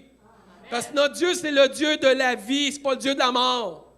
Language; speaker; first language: French; native; French